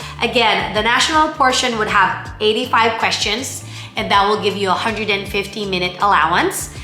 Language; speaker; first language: English; non-native, local second language; Filipino